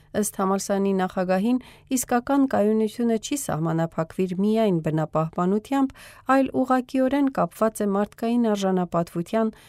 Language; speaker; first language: Armenian; early bilingual, heritage; Armenian